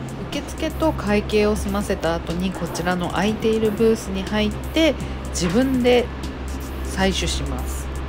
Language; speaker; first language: Japanese; native; Japanese